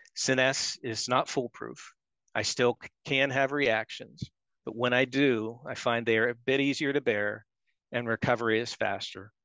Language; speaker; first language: English; native; English